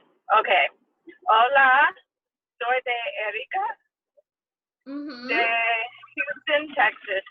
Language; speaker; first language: Spanish; non-native, learner; English